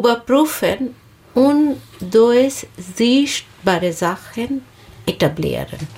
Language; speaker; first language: German; non-native, learner; Bangla